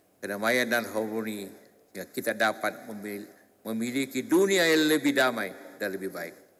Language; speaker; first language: Indonesian; non-native, local second language; Buginese